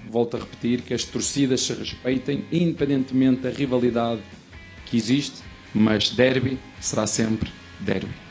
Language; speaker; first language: Portuguese; native; Portuguese